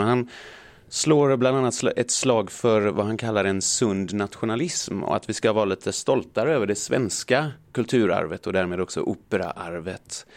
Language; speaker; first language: Swedish; native; Swedish